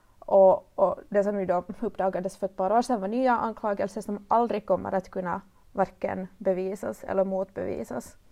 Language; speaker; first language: Swedish; native; Swedish